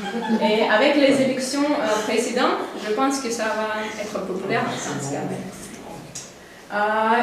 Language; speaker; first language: French; non-native, learner; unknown